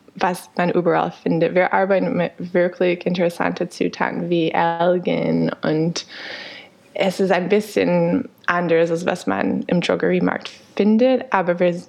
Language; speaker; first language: German; non-native, fluent; English